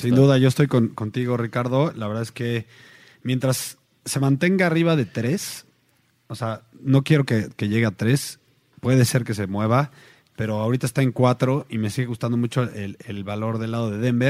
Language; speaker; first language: Spanish; native; Spanish